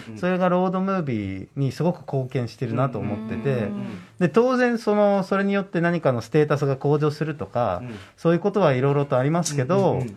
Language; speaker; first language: Japanese; non-native, fluent; Dutch